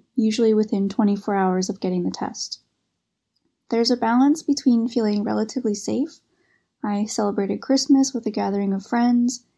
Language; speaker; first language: English; native; English